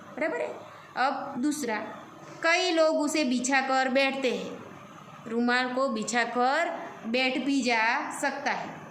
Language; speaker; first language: Hindi; non-native, local second language; Gujarati